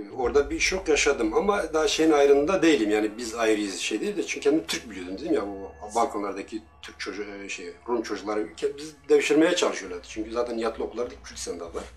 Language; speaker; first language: Turkish; non-native, local second language; Kurdish